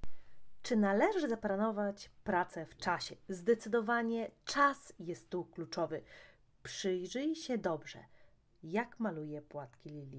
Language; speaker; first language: Polish; native; Polish